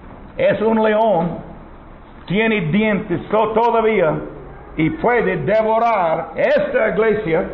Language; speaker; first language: Spanish; non-native, learner; English